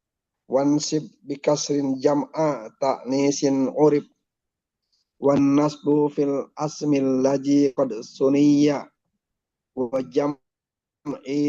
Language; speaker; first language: Arabic; non-native, learner; Indonesian